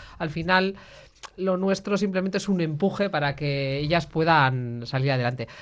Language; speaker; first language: Spanish; native; Spanish